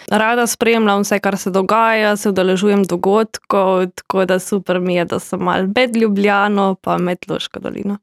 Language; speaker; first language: Slovenian; native; Slovenian